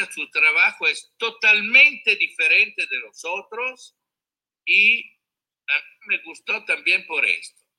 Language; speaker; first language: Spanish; non-native, learner; Italian